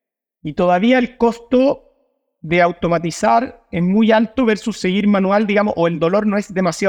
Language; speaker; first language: Spanish; native; Spanish